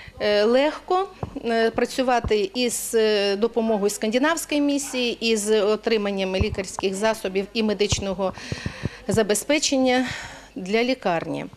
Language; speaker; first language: Ukrainian; native; Ukrainian